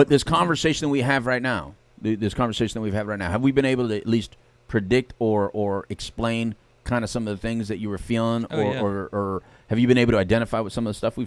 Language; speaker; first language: English; native; English